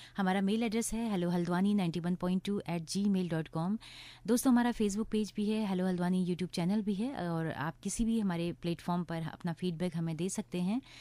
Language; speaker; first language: Hindi; native; Hindi